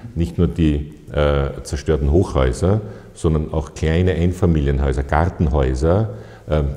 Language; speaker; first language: German; native; German